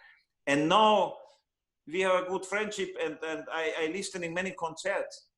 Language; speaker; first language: English; non-native, learner; Hungarian